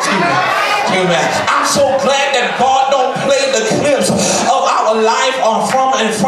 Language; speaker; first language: English; native; English